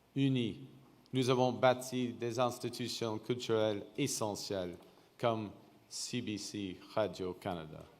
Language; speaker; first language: French; non-native, fluent; English